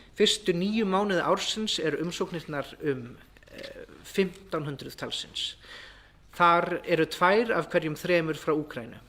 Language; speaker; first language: Icelandic; native; Icelandic